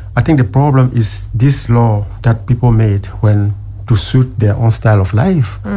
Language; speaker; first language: English; non-native, local second language; French